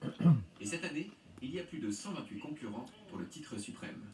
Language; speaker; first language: French; native; French